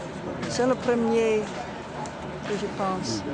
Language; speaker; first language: French; non-native, learner; Dutch